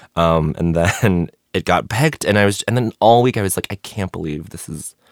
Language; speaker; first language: English; native; English